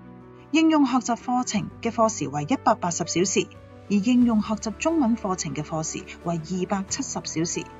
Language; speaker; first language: Chinese; non-native, local second language; Cantonese